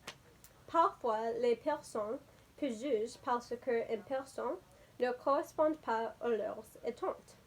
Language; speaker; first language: French; non-native, learner; English